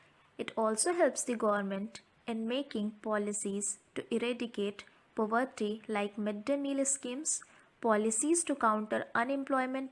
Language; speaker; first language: English; non-native, local second language; Hindi